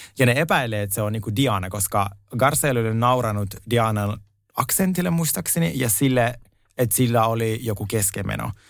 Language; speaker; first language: Finnish; native; Finnish